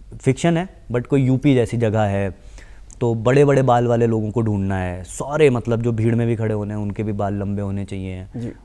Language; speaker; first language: Hindi; native; Hindi